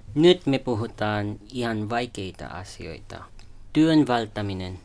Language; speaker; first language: Finnish; non-native, learner; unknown